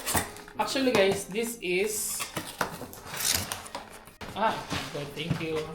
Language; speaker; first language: English; non-native, local second language; Filipino